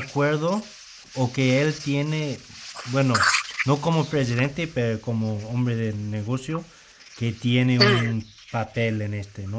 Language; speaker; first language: Spanish; non-native, fluent; English